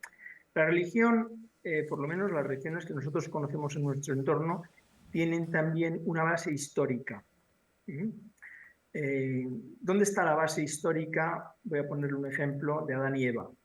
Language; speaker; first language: Spanish; native; Spanish